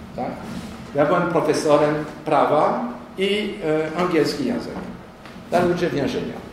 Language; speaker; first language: Polish; non-native, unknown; French